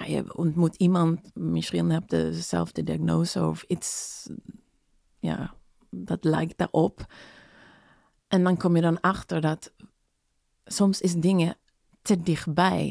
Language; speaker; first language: Dutch; non-native, fluent; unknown